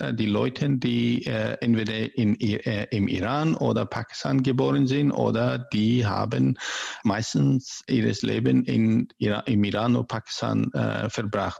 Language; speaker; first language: German; non-native, learner; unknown